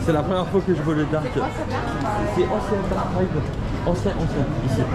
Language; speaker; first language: French; native; French